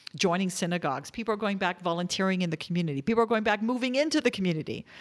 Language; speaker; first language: English; native; English